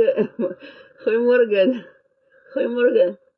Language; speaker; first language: Dutch; non-native, learner; French